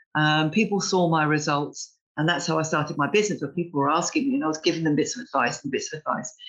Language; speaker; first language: English; native; English